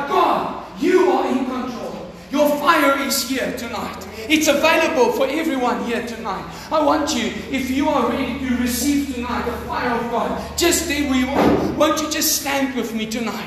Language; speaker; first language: English; non-native, local second language; Afrikaans